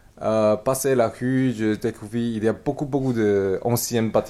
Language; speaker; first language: French; non-native, learner; Chinese